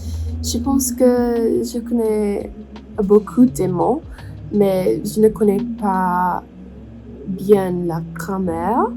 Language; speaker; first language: French; non-native, learner; English